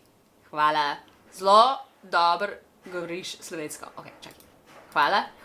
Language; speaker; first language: Slovenian; non-native, learner; English